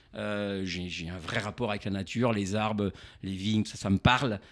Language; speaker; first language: French; native; French